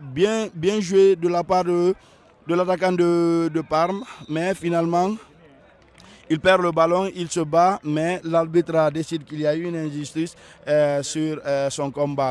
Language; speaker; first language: French; non-native, local second language; Fula